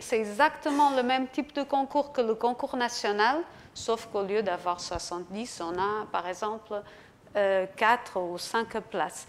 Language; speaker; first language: French; non-native, fluent; Portuguese